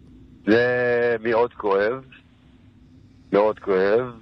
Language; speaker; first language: Hebrew; non-native, local second language; Arabic